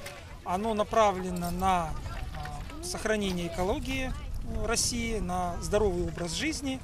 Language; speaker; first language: Russian; native; Russian